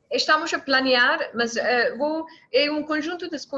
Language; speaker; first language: Portuguese; non-native, fluent; English